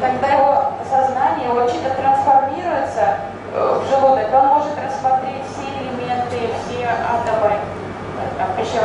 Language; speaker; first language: Russian; native; Russian